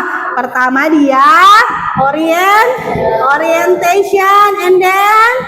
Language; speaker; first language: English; non-native, learner; Indonesian